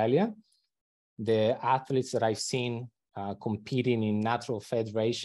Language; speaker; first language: English; non-native, fluent; Spanish